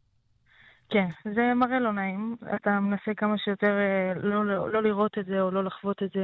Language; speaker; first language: Hebrew; native; Hebrew